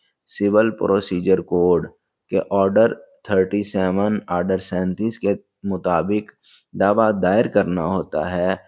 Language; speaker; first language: Urdu; native; Urdu